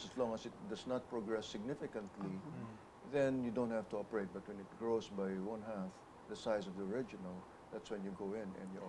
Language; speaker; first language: English; non-native, local second language; Filipino